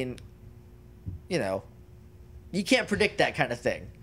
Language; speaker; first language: English; native; English